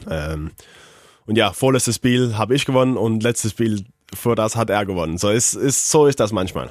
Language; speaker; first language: German; non-native, learner; Faroese